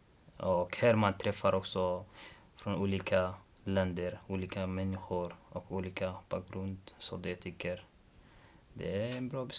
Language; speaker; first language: Swedish; non-native, learner; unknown